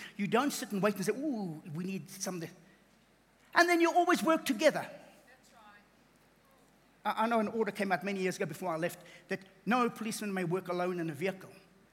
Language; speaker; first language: English; native; English